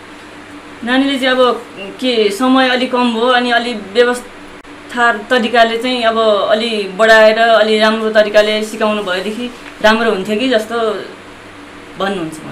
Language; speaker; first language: Nepali; non-native, local second language; Newari